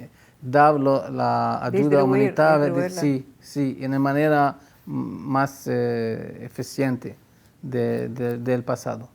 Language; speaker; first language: Spanish; non-native, fluent; Hebrew